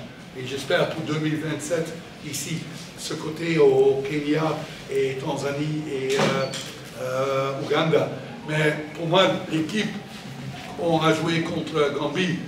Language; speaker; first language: French; non-native, learner; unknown